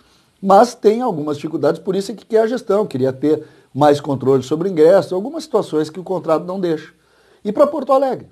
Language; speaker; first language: Portuguese; native; Portuguese